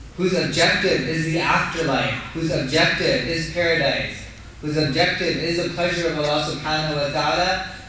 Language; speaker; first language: English; native; English